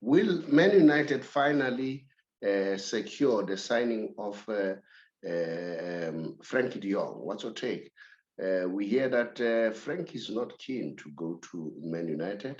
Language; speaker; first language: English; non-native, local second language; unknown